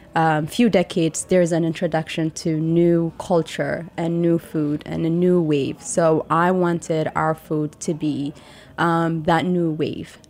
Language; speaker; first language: English; non-native, fluent; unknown